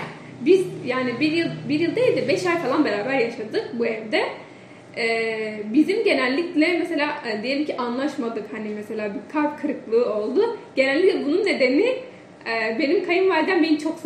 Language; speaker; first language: Turkish; non-native, fluent; Indonesian